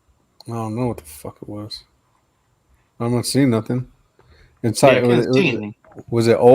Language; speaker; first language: English; native; English